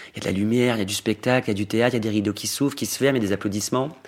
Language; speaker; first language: French; native; French